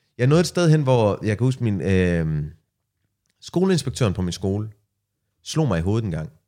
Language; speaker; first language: Danish; early bilingual, other home language; Arabic